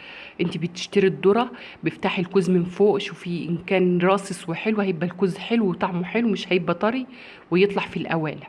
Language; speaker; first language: Arabic; native; Arabic